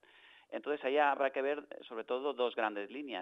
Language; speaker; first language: Spanish; native; Spanish